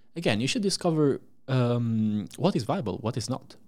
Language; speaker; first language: English; non-native, fluent; Italian